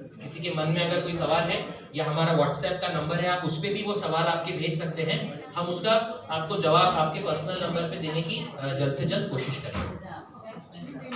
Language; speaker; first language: Hindi; non-native, local second language; Marathi